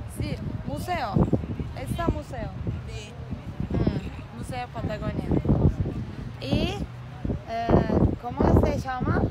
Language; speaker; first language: Spanish; non-native, learner; Turkish